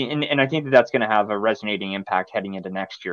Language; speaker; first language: English; native; English